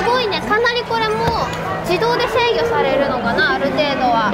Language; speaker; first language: Japanese; native; Japanese